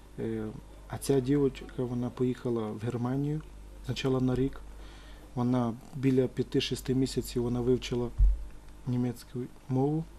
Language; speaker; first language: Ukrainian; non-native, local second language; Romany